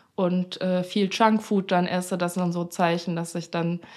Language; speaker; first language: German; native; German